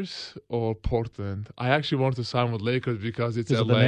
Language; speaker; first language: English; non-native, fluent; Turkish